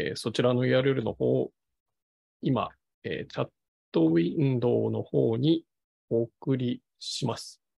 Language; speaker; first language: Japanese; native; Japanese